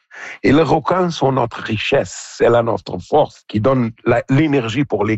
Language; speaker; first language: French; non-native, fluent; Portuguese